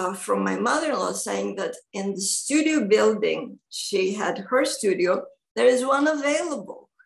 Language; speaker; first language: English; non-native, fluent; Greek